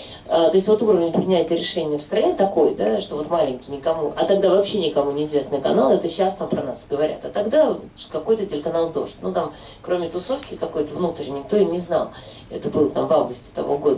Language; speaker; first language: Russian; native; Russian